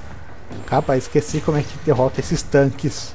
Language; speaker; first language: Portuguese; native; Portuguese